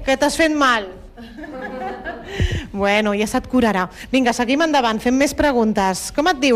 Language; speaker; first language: Catalan; native; Catalan